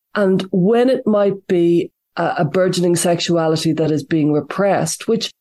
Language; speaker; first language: English; native; English